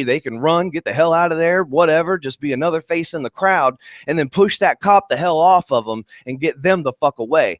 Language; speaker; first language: English; native; English